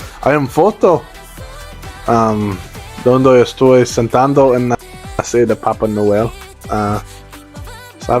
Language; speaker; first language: Spanish; non-native, learner; English